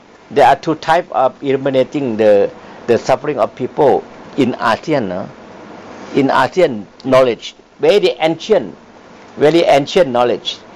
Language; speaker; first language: English; non-native, fluent; Thai